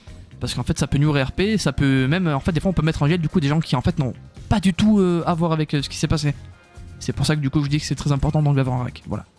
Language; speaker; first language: French; native; French